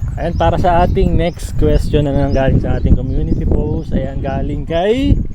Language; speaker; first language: Filipino; native; Filipino